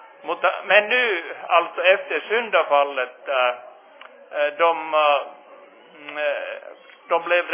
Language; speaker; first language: Swedish; non-native, fluent; Finnish